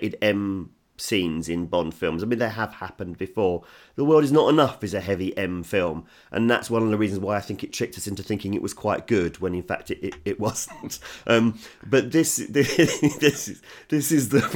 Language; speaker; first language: English; native; English